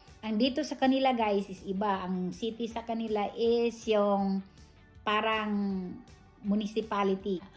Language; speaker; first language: Filipino; non-native, local second language; Cebuano